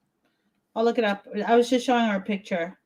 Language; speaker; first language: English; native; English